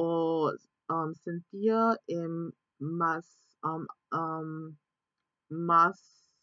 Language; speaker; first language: Spanish; non-native, learner; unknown